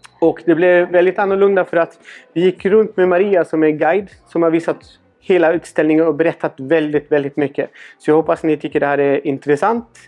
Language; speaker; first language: Swedish; non-native, fluent; Spanish